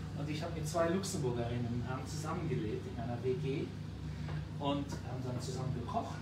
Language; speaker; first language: German; non-native, local second language; Luxembourgish